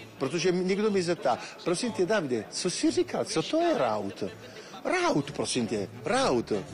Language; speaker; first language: Czech; non-native, fluent; Italian